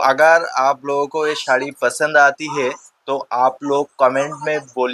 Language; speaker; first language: Hindi; non-native, local second language; Bangla